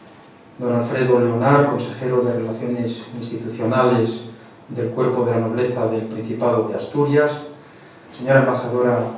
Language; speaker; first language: Spanish; native; Spanish